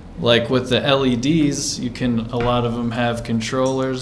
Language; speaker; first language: English; native; English